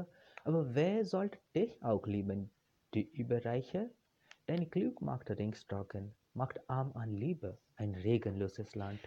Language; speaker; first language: German; non-native, fluent; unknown